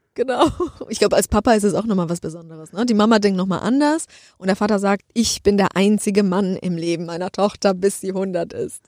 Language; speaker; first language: German; early bilingual, other home language; Polish